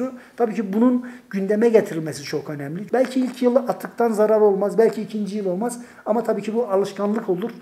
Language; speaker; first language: Turkish; native; Turkish